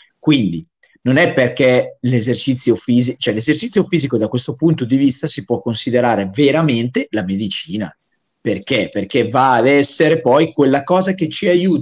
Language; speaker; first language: Italian; native; Italian